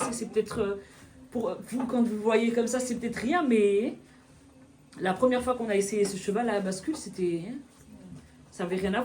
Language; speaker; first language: French; native; French